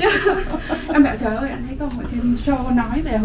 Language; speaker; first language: Vietnamese; early bilingual, heritage; Vietnamese